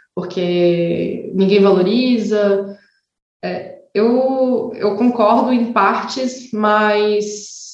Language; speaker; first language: Portuguese; native; Portuguese